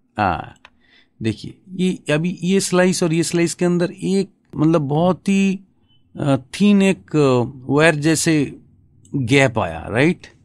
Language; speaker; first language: Hindi; non-native, local second language; Bangla